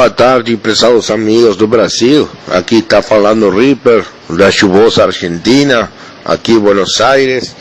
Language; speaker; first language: Portuguese; non-native, learner; Spanish